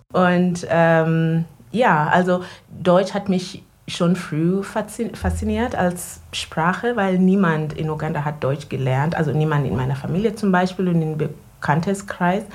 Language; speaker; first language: German; non-native, fluent; Ganda